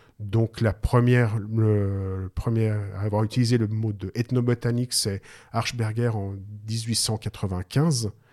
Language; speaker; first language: French; native; French